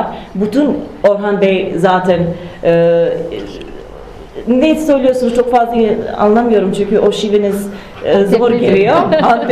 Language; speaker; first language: Turkish; non-native, fluent; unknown